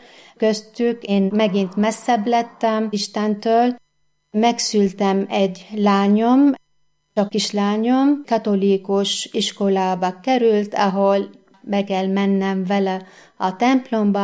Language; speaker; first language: Hungarian; non-native, fluent; Arabic